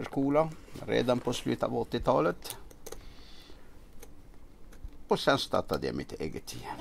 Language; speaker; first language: Swedish; non-native, fluent; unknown